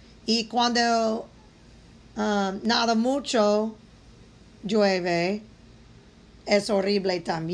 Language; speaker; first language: Spanish; non-native, fluent; English